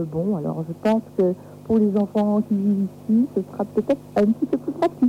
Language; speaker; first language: French; native; French